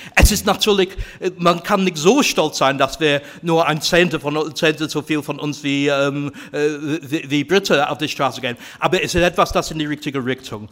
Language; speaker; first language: German; non-native, fluent; English